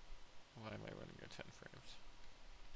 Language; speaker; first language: English; native; English